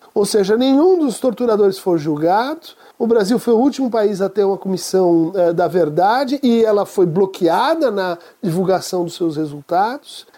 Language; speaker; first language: Portuguese; native; Portuguese